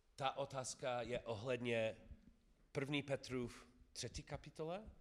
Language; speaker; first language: Czech; non-native, learner; English